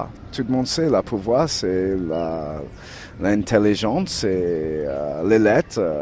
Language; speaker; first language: French; non-native, learner; English